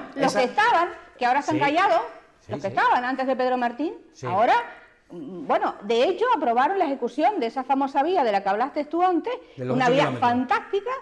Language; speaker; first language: Spanish; native; Spanish